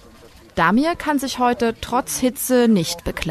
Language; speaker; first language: German; native; German